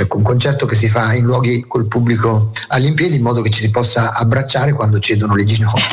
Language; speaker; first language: Italian; native; Italian